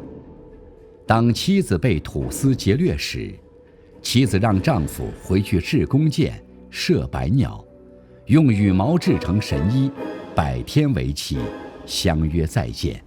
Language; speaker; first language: Chinese; native; Chinese